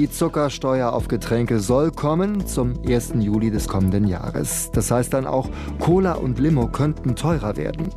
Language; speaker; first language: German; native; German